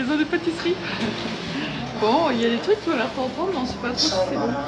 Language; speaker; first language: French; native; French